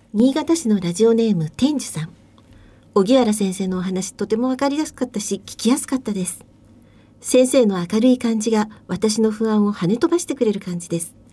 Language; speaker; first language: Japanese; native; Japanese